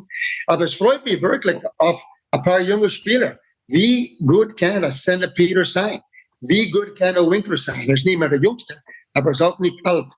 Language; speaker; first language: German; non-native, learner; English